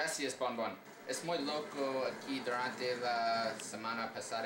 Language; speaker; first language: Spanish; non-native, learner; English